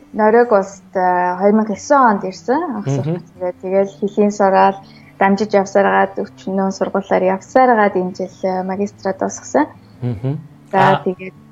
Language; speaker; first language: Mongolian; native; Mongolian